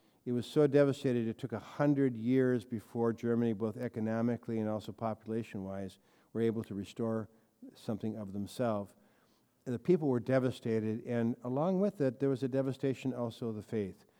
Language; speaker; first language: English; native; English